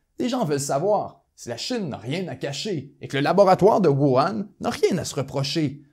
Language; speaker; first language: French; native; French